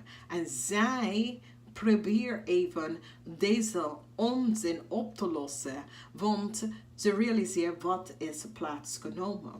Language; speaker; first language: Dutch; non-native, fluent; English